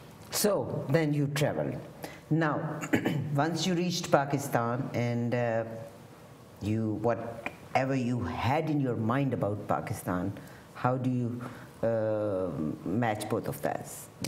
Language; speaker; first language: English; non-native, local second language; Urdu